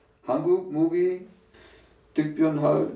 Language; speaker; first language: Korean; non-native, learner; German